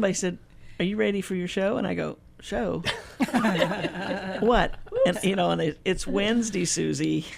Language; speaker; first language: English; native; English